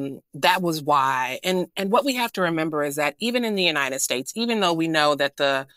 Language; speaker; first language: English; native; English